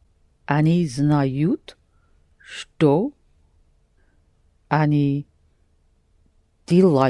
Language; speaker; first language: Russian; non-native, learner; English